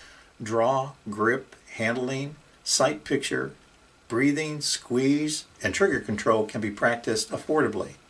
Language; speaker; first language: English; native; English